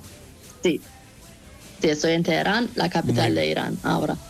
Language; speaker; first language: Spanish; non-native, learner; Persian